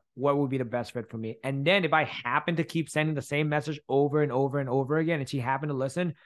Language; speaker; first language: English; early bilingual, other home language; Thai